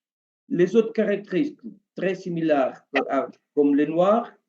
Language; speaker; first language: French; non-native, learner; Portuguese